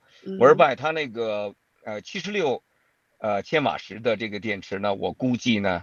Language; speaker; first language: Chinese; native; Chinese